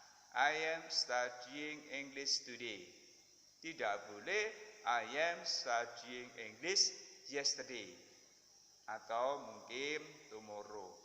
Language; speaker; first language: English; non-native, fluent; Indonesian